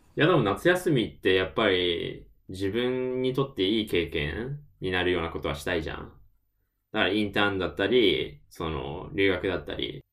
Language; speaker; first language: Japanese; native; Japanese